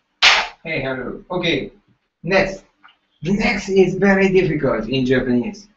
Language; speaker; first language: English; non-native, learner; Japanese